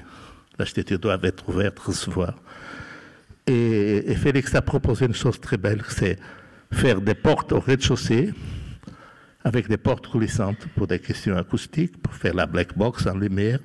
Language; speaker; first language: French; non-native, fluent; Portuguese